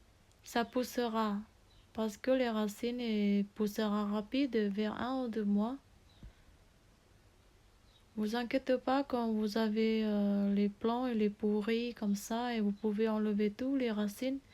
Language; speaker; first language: French; non-native, learner; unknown